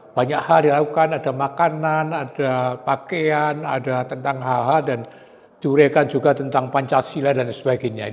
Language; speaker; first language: Indonesian; native; Indonesian